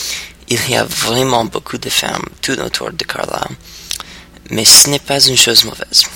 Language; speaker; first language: French; non-native, learner; English